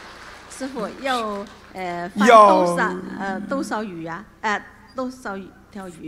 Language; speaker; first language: Chinese; non-native, local second language; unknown